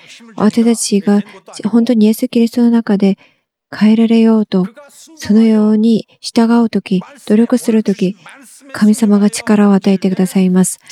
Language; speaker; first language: Japanese; non-native, fluent; Korean